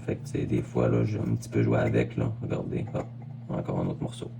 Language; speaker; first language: French; native; French